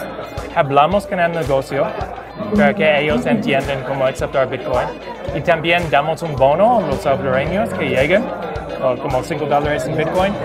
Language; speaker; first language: Spanish; non-native, fluent; English